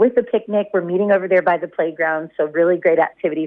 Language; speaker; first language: English; native; English